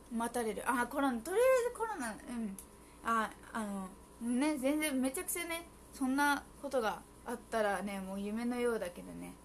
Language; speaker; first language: Japanese; early bilingual, heritage; Japanese